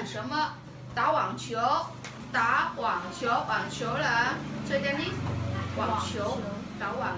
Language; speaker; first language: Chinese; non-native, fluent; Vietnamese